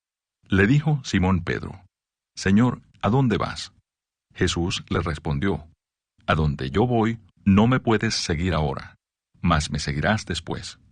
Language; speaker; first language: Spanish; native; Spanish